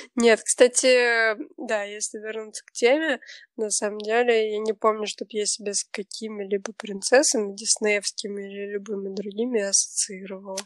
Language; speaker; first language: Russian; native; Russian